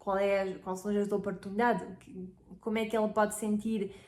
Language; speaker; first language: Portuguese; non-native, fluent; French